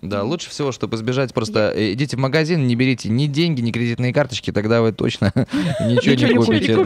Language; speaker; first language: Russian; native; Russian